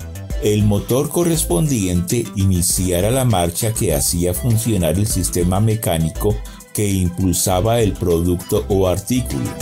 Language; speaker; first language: Spanish; native; Spanish